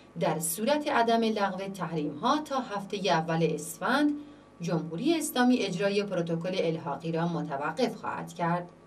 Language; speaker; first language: Persian; non-native, local second language; Central Kurdish